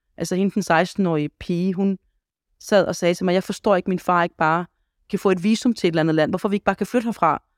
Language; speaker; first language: Danish; early bilingual, other home language; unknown